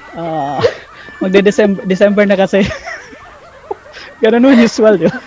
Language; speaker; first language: Filipino; non-native, local second language; Kinaray-a